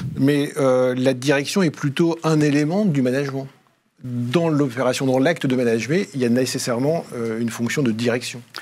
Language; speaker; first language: French; native; French